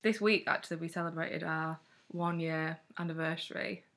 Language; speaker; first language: English; native; English